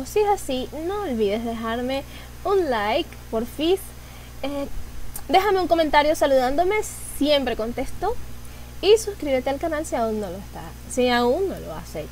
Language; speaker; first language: Spanish; native; Spanish